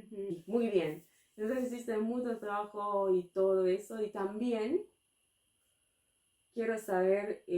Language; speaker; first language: Spanish; non-native, fluent; English